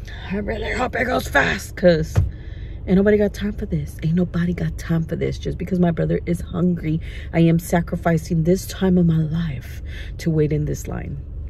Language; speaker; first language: English; early bilingual, other home language; Spanish